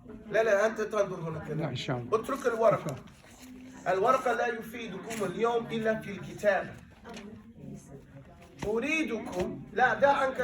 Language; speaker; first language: Arabic; non-native, fluent; English